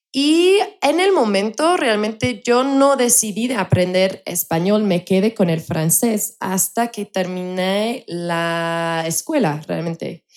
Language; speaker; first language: Spanish; non-native, fluent; English